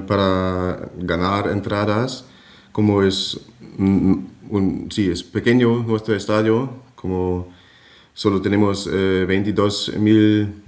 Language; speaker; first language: Spanish; non-native, fluent; German